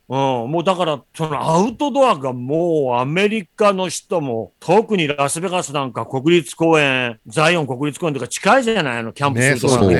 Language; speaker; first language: Japanese; native; Japanese